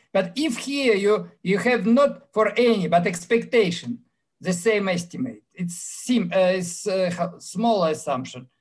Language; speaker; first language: English; non-native, fluent; Russian